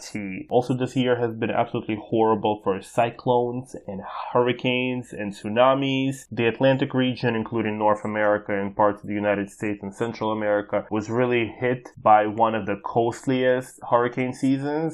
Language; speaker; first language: English; native; English